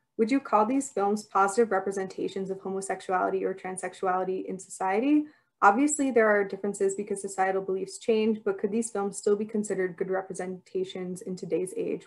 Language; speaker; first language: English; native; English